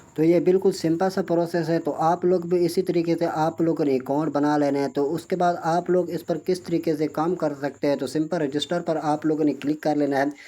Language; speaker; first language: Urdu; non-native, local second language; Punjabi